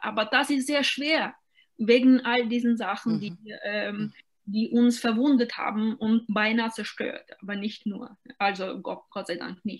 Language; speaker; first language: German; non-native, fluent; Ukrainian